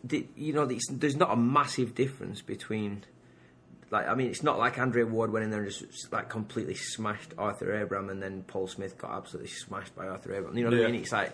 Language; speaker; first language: English; native; English